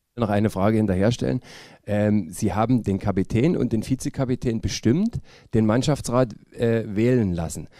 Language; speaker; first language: German; native; German